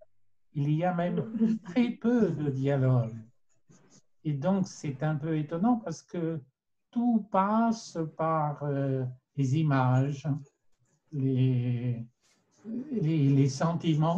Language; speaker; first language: French; non-native, fluent; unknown